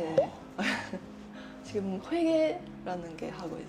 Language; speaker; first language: Korean; non-native, learner; Japanese